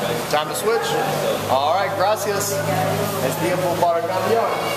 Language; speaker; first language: Spanish; non-native, learner; English